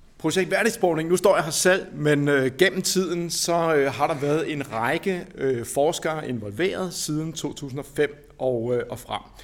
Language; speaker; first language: Danish; native; Danish